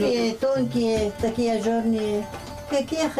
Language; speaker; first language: Russian; non-native, local second language; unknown